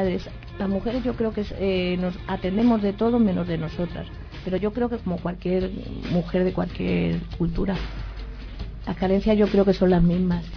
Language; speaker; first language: Spanish; native; Spanish